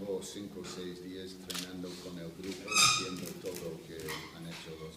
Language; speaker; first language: Spanish; non-native, fluent; English